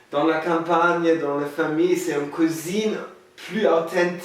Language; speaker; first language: French; non-native, learner; German